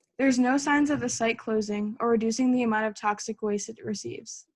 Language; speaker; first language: English; native; English